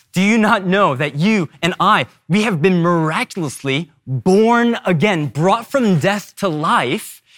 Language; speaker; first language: English; early bilingual, other home language; Korean